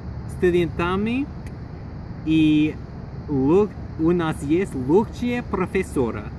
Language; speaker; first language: Russian; non-native, learner; English